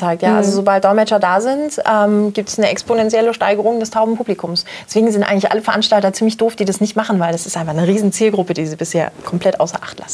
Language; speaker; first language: German; native; German